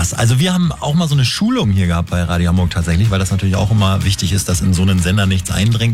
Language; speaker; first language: German; native; German